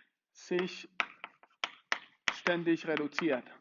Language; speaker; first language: German; non-native, fluent; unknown